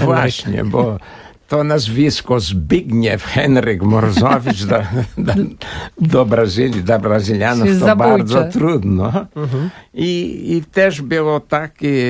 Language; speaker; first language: Polish; early bilingual, heritage; Portuguese